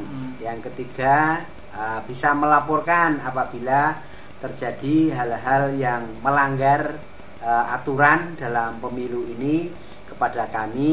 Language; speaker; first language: Indonesian; native; Indonesian